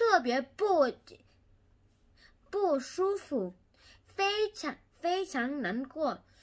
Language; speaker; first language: Chinese; non-native, learner; Korean